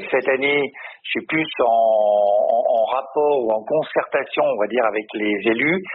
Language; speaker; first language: French; native; French